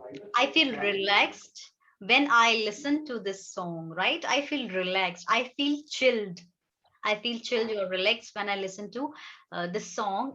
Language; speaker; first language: English; non-native, fluent; Hindi